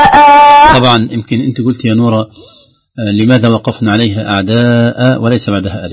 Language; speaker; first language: Arabic; native; Arabic